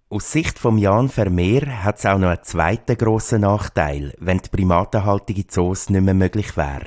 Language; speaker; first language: German; native; German